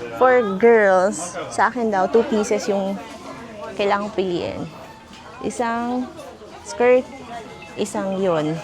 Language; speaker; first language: Filipino; native; Filipino